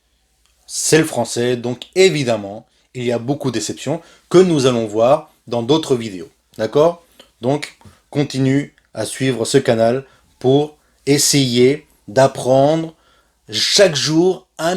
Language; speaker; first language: French; non-native, fluent; Spanish